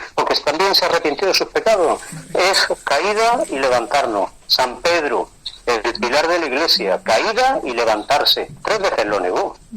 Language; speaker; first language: Spanish; native; Spanish